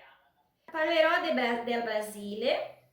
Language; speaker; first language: Italian; non-native, learner; Portuguese